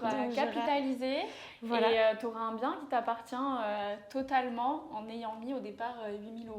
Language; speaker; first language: French; native; French